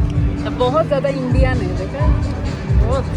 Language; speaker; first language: Hindi; non-native, learner; Bangla